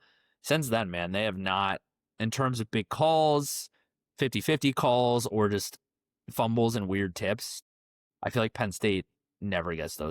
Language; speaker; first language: English; native; English